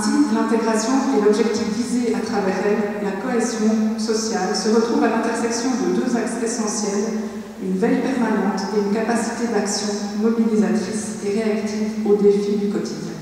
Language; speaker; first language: French; native; French